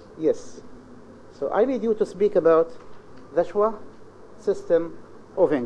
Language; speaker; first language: English; non-native, fluent; Arabic